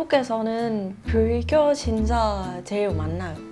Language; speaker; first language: Korean; non-native, learner; Thai